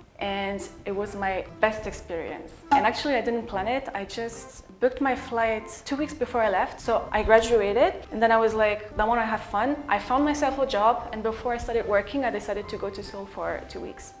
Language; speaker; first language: English; non-native, fluent; French